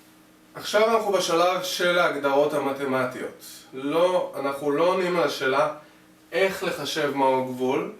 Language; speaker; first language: Hebrew; native; Hebrew